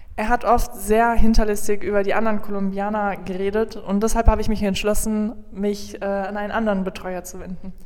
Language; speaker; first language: German; non-native, fluent; Spanish